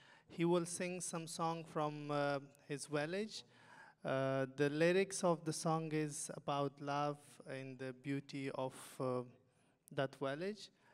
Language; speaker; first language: English; non-native, fluent; Persian